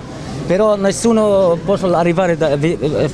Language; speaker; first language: Italian; non-native, learner; Greek